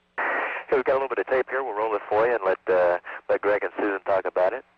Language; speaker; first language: English; native; English